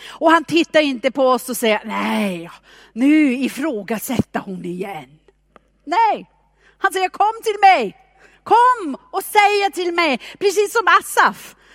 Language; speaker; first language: Swedish; non-native, fluent; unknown